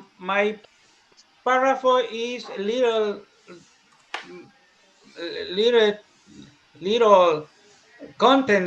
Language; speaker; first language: English; non-native, learner; Spanish